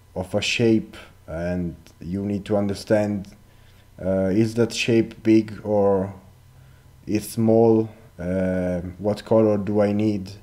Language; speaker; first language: English; non-native, learner; Italian